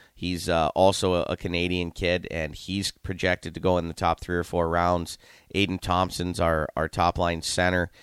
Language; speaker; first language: English; native; English